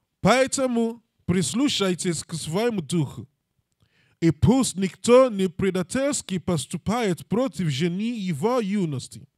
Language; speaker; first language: Russian; non-native, learner; English